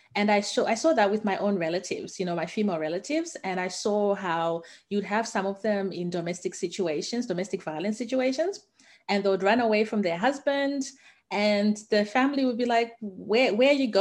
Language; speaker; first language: English; non-native, local second language; Shona